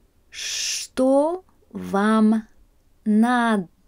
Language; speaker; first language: Russian; non-native, fluent; English